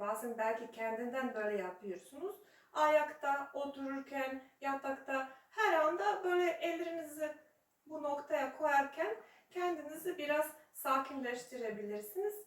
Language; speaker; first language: Turkish; non-native, fluent; Serbian